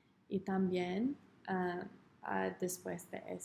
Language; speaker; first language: Spanish; non-native, learner; English